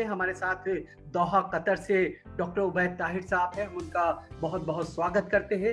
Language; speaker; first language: Hindi; native; Hindi